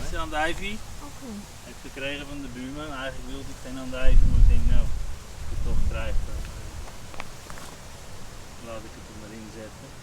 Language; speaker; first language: Dutch; native; Dutch